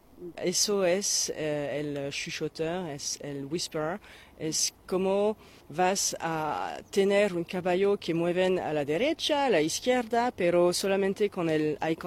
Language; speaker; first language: Spanish; non-native, fluent; French